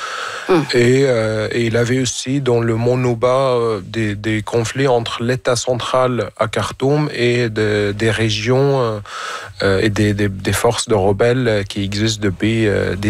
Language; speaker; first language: French; non-native, fluent; Arabic